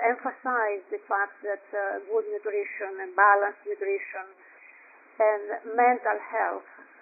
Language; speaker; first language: English; non-native, fluent; Greek